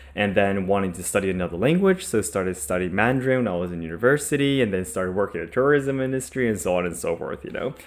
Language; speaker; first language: English; non-native, fluent; Japanese